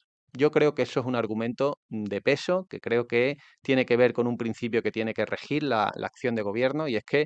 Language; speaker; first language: Spanish; native; Spanish